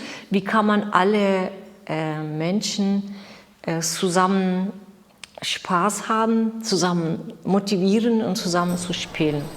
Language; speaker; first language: German; non-native, learner; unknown